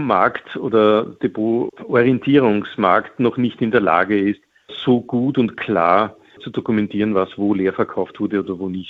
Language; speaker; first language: German; native; German